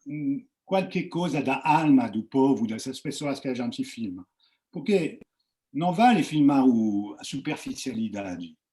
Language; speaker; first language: Portuguese; non-native, fluent; French